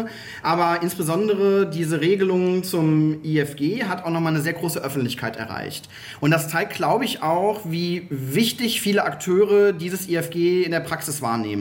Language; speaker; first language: German; native; German